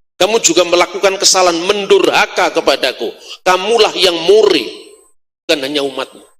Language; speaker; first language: Indonesian; non-native, local second language; Javanese